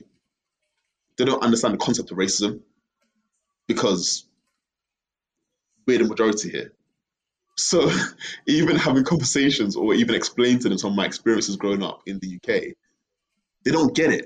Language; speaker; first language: English; native; English